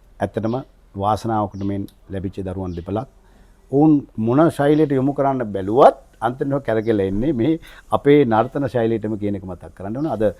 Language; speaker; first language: Sinhala; native; Sinhala